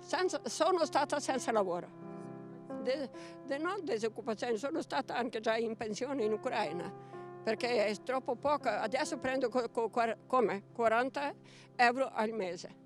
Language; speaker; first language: Italian; non-native, learner; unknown